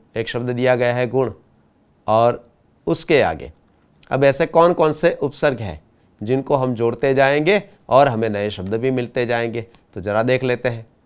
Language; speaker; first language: Hindi; non-native, local second language; Gujarati